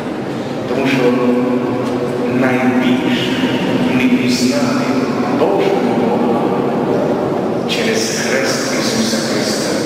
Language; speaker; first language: Ukrainian; non-native, local second language; Rusyn